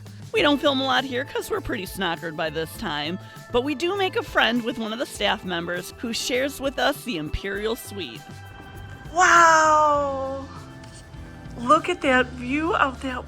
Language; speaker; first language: English; native; English